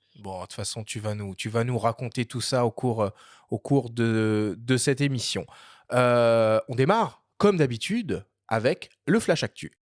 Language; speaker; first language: French; native; French